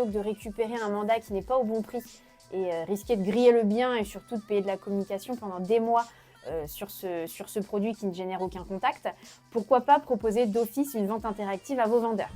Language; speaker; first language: French; native; French